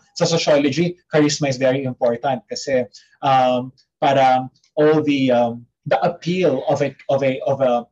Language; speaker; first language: English; non-native, local second language; Filipino